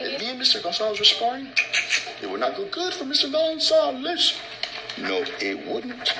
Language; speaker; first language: English; native; English